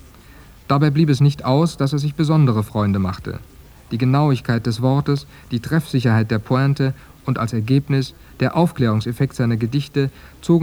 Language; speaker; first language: German; native; German